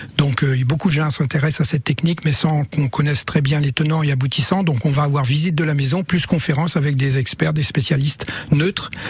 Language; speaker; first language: French; native; French